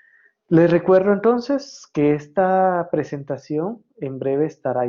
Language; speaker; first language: Spanish; native; Spanish